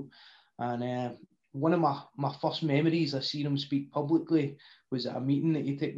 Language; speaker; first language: English; native; English